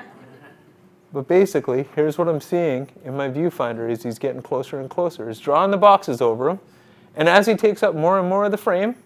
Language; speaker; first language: English; native; English